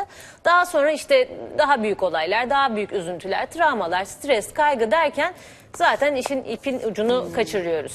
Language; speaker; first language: Turkish; native; Turkish